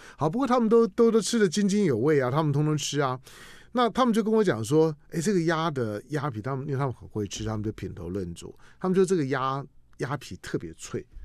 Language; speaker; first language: Chinese; native; Chinese